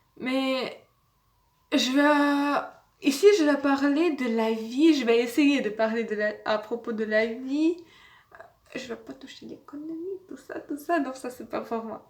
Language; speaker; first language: French; non-native, learner; Russian